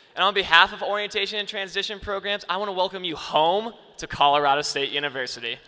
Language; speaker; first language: English; native; English